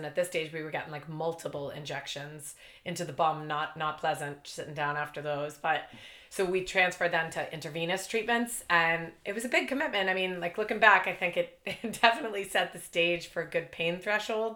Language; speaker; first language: English; native; English